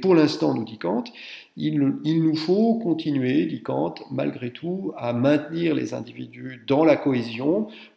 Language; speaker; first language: French; native; French